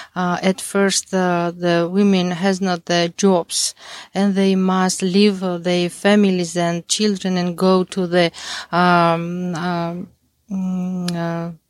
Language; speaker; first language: English; non-native, learner; Mingrelian